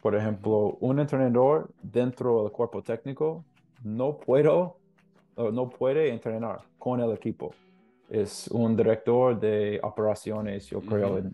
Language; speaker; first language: Spanish; non-native, learner; English